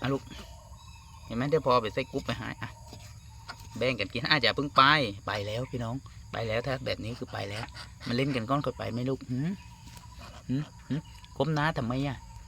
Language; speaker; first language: Thai; native; Thai